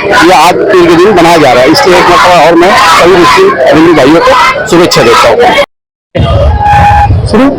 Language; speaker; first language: Urdu; native; Urdu